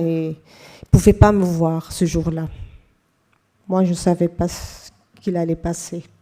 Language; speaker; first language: French; non-native, fluent; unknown